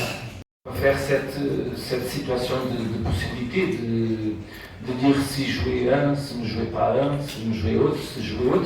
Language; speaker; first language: French; non-native, fluent; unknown